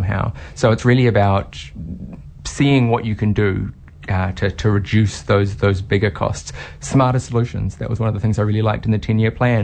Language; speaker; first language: English; native; English